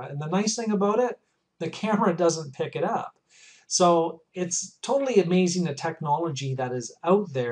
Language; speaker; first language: English; native; English